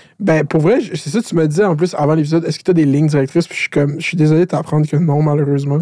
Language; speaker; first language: French; native; French